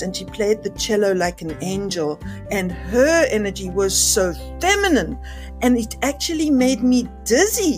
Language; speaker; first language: English; native; English